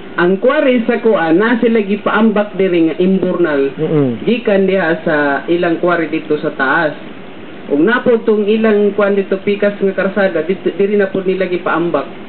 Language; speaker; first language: Cebuano; non-native, local second language; Maranao